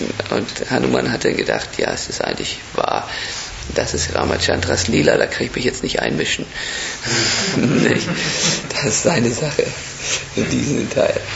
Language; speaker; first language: German; native; German